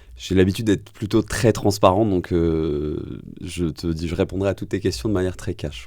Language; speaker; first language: French; native; French